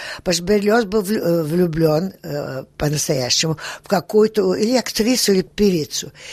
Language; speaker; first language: Russian; early bilingual, heritage; Russian